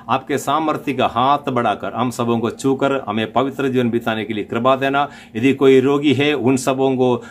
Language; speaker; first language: Hindi; non-native, local second language; Malayalam